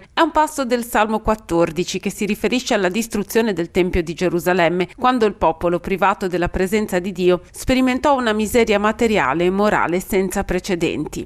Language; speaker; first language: Italian; native; Italian